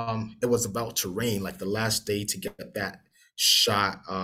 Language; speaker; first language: English; non-native, local second language; Akan